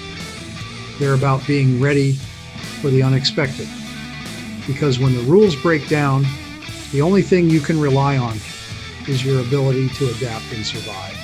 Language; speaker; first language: English; native; English